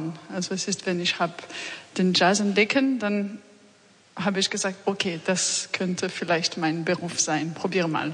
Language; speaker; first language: German; non-native, fluent; French